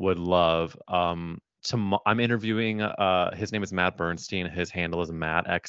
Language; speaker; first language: English; native; English